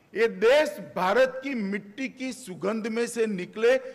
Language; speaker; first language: Hindi; non-native, local second language; Gujarati